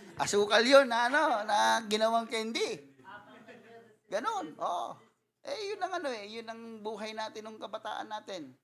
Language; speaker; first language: Filipino; non-native, local second language; Cebuano